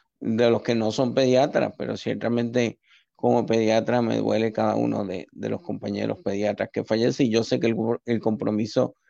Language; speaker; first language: Spanish; native; Spanish